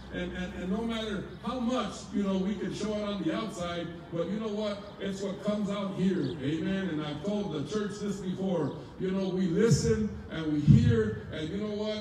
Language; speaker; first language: English; early bilingual, other home language; Spanish